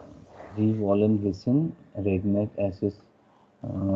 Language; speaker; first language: German; non-native, learner; Hindi